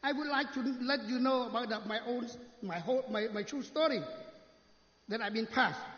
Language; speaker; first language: English; non-native, learner; Khmer